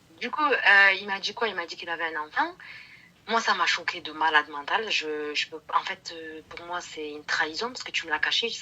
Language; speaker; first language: French; early bilingual, other home language; Arabic